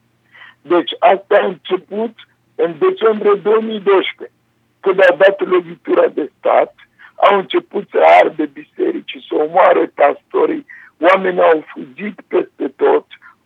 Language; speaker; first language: Romanian; non-native, fluent; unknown